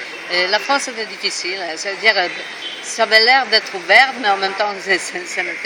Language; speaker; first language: French; non-native, fluent; Polish